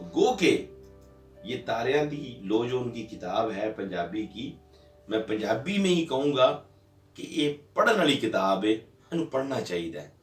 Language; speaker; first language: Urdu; non-native, local second language; Punjabi